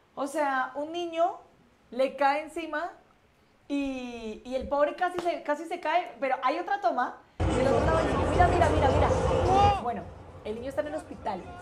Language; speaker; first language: Spanish; native; Spanish